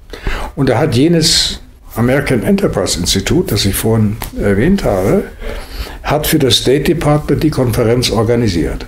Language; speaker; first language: German; native; German